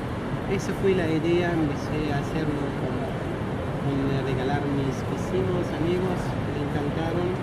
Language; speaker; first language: Spanish; non-native, learner; Arabic